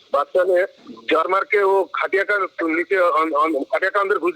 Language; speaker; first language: Hindi; non-native, local second language; Bangla